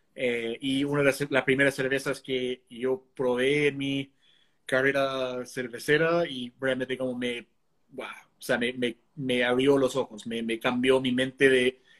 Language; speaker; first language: Spanish; non-native, fluent; English